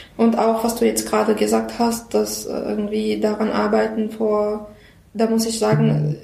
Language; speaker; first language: German; non-native, fluent; Arabic